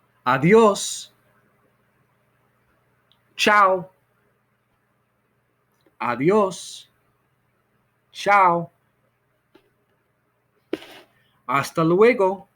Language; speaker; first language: Spanish; non-native, fluent; English